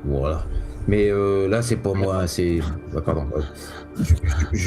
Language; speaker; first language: French; native; French